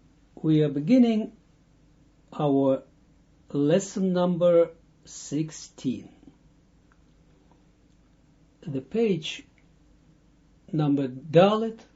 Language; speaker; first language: English; non-native, fluent; Dutch